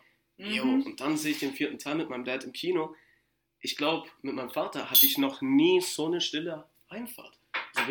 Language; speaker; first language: German; native; German